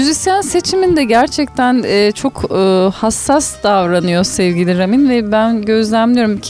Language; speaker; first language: Turkish; native; Turkish